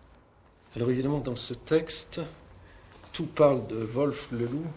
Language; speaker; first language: French; native; French